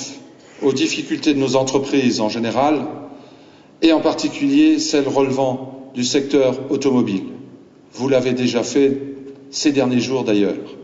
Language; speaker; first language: French; native; French